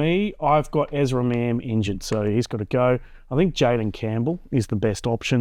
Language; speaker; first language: English; native; English